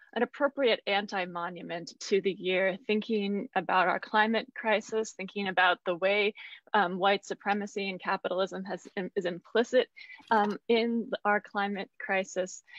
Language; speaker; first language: English; native; English